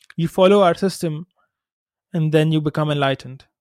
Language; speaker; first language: English; non-native, local second language; Hindi